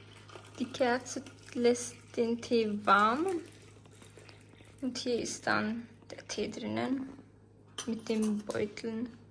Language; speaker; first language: German; early bilingual, other home language; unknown